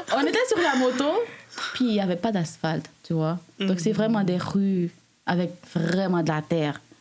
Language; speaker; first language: French; non-native, local second language; Haitian Creole